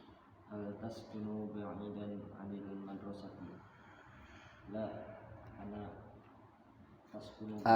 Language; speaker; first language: Arabic; non-native, learner; Indonesian